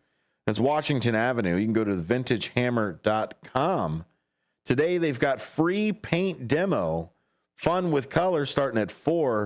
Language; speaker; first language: English; native; English